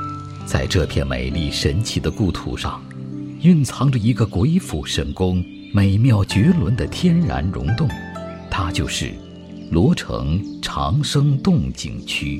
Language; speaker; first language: Chinese; native; Chinese